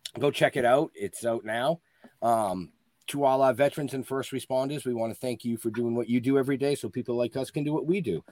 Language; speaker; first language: English; native; English